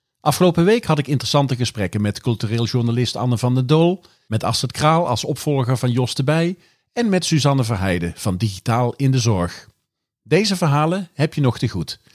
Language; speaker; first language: Dutch; native; Dutch